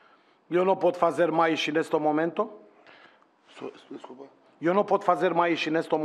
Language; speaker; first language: Portuguese; non-native, learner; Romanian